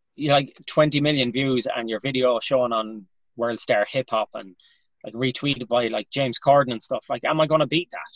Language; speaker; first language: English; native; English